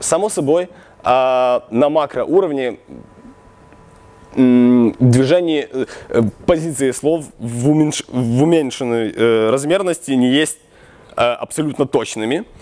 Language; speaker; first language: Russian; non-native, local second language; Ukrainian